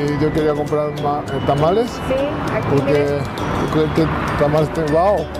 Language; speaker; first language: Spanish; non-native, learner; Japanese